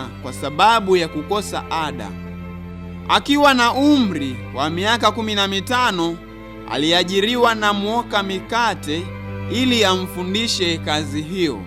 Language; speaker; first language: Swahili; native; Swahili